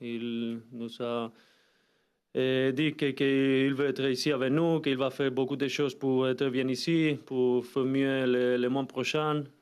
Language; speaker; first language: French; non-native, learner; Spanish